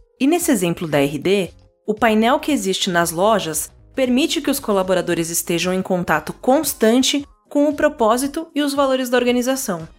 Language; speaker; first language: Portuguese; native; Portuguese